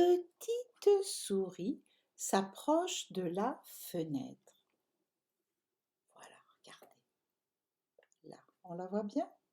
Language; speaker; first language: French; native; French